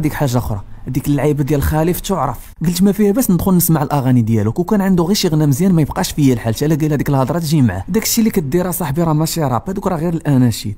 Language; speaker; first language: Arabic; native; Arabic